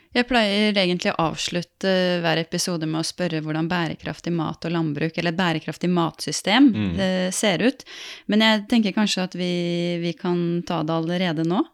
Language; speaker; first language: Norwegian; native; Norwegian